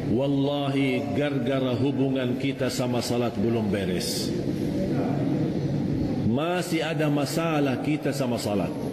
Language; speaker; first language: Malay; non-native, fluent; Arabic